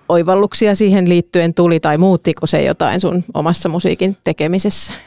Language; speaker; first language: Finnish; native; Finnish